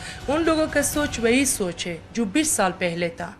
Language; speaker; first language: Hindi; non-native, learner; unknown